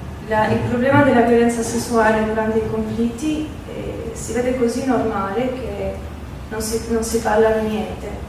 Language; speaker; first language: Italian; non-native, learner; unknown